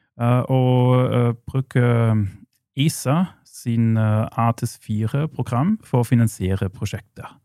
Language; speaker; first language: Norwegian; non-native, fluent; German